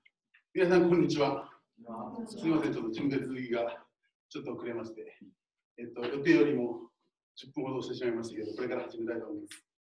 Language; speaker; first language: Japanese; native; Japanese